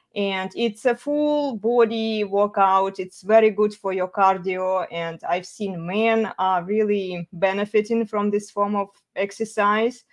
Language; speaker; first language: English; non-native, fluent; Russian